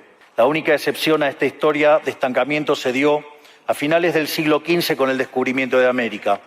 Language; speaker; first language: Spanish; native; Spanish